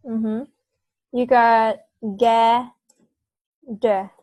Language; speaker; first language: English; non-native, fluent; Vietnamese